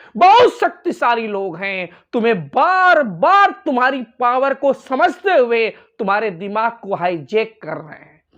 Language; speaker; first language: Hindi; non-native, local second language; Bhojpuri